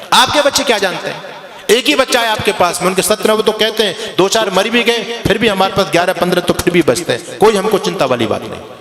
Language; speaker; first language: Hindi; native; Hindi